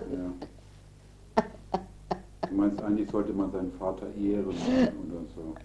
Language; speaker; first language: German; native; German